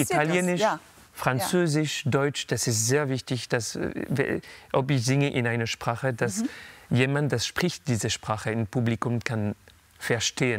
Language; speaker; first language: German; non-native, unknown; French